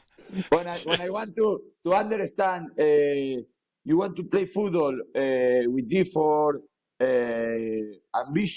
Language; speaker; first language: English; non-native, learner; Spanish